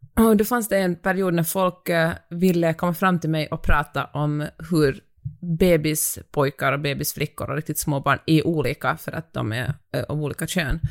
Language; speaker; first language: Swedish; native; Swedish